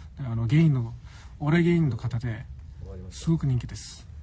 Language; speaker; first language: Japanese; non-native, fluent; Korean